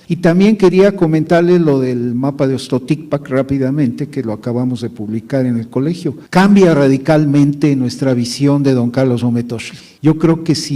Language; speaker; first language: Spanish; native; Spanish